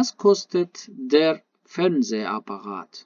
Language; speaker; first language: German; non-native, learner; Baluchi